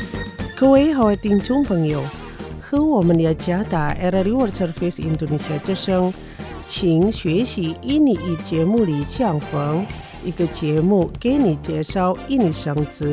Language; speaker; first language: Chinese; non-native, fluent; Indonesian